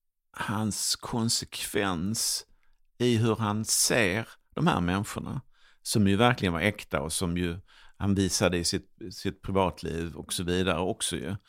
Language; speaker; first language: Swedish; native; Swedish